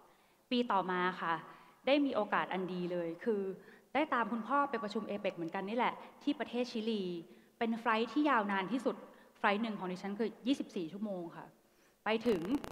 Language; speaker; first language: Thai; native; Thai